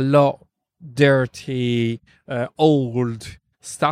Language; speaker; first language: English; non-native, fluent; Italian